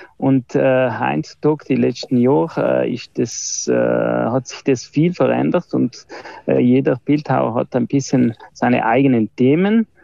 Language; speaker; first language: German; non-native, local second language; Ladin